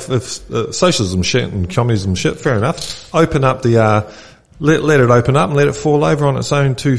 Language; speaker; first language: English; native; English